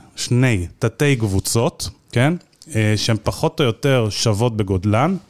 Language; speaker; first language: Hebrew; early bilingual, other home language; Arabic